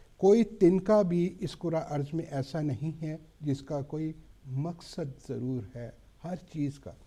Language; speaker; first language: Urdu; native; Urdu